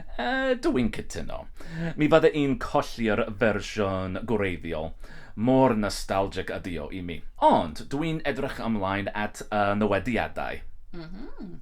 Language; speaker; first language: Welsh; non-native, learner; English